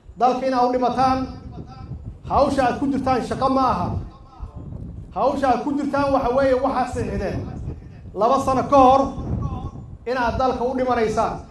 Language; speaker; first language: Somali; native; Somali